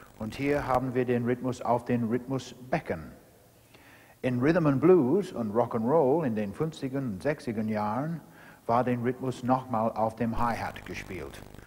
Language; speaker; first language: German; non-native, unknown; English